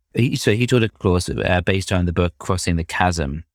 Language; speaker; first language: English; native; English